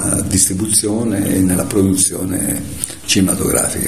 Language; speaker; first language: Italian; native; Italian